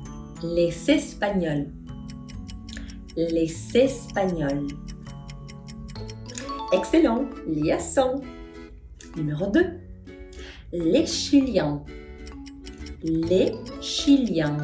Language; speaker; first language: French; non-native, fluent; Spanish